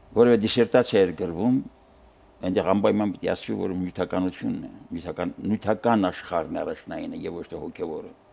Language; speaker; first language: Armenian; native; Armenian